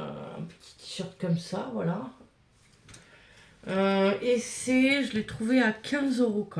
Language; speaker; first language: French; native; French